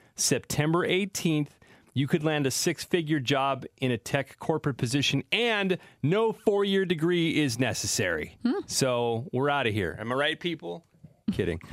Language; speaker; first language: English; native; English